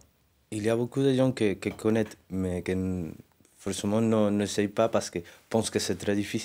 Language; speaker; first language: French; non-native, learner; Spanish